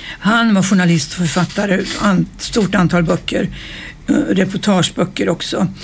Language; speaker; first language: Swedish; native; Swedish